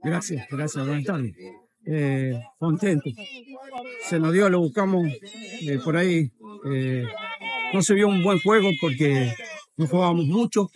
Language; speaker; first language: Spanish; native; Spanish